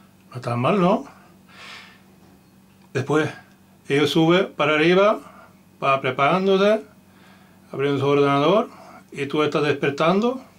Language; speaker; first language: Spanish; non-native, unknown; Finnish